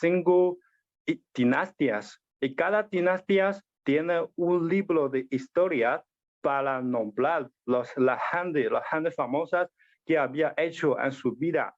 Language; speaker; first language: Spanish; non-native, learner; Chinese